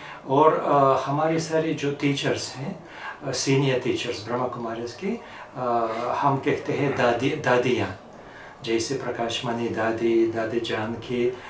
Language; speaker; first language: Hindi; non-native, fluent; Russian